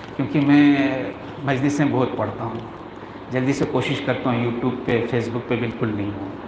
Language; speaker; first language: Urdu; non-native, local second language; Kashmiri